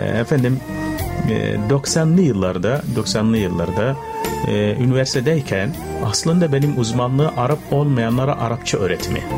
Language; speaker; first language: Turkish; non-native, fluent; Arabic